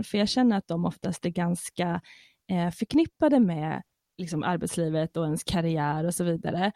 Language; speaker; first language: Swedish; native; Swedish